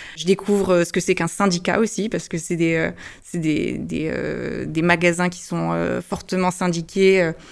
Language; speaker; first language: French; early bilingual, heritage; French